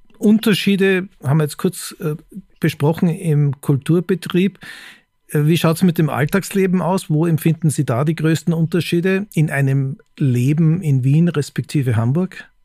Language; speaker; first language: German; native; German